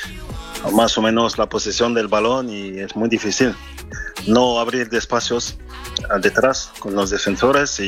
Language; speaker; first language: Spanish; non-native, fluent; French